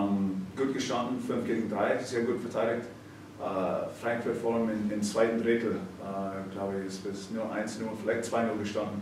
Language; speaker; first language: German; non-native, fluent; English